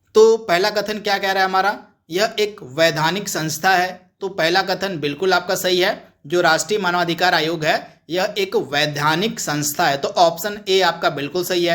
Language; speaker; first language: Hindi; native; Hindi